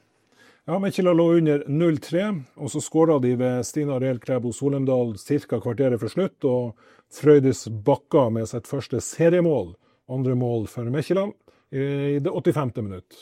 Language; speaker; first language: Norwegian; native; Norwegian